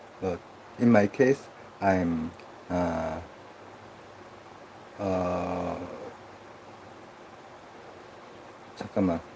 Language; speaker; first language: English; non-native, learner; Korean